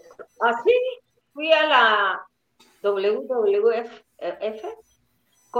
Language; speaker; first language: Spanish; native; Spanish